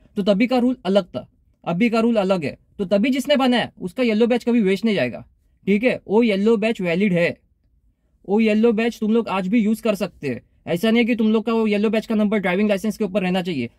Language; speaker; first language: Hindi; non-native, local second language; Marathi